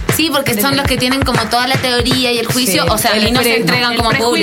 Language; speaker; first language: Spanish; native; Spanish